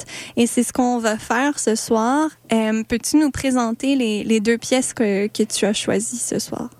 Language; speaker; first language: French; native; French